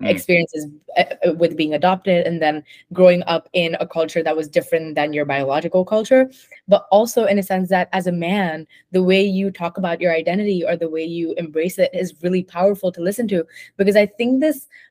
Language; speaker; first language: English; non-native, local second language; Hindi